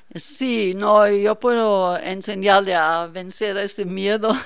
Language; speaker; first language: Spanish; non-native, fluent; German